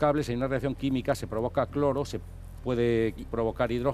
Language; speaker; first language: Spanish; native; Spanish